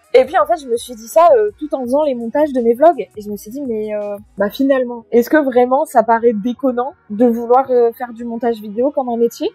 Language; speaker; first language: French; native; French